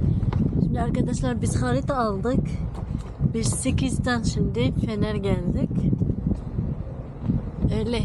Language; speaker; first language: Turkish; non-native, learner; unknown